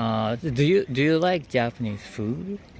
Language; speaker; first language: English; non-native, fluent; Japanese